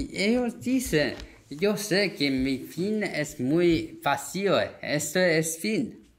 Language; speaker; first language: Spanish; non-native, fluent; Korean